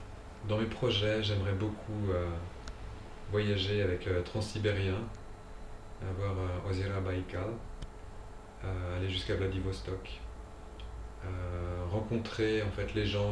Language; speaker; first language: French; native; French